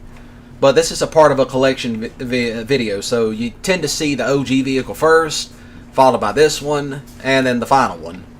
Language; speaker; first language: English; native; English